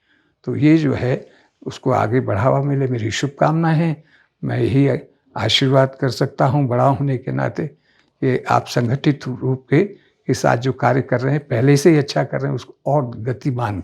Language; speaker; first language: Hindi; native; Hindi